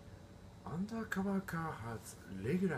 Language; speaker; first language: English; non-native, learner; Japanese